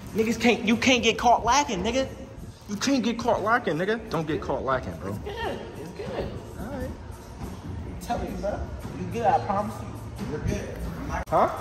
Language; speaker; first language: English; native; English